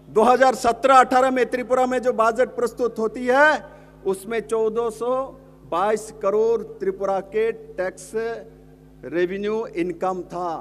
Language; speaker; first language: Hindi; non-native, local second language; Bangla